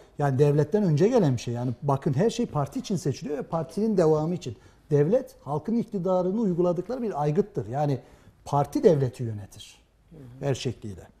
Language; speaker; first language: Turkish; native; Turkish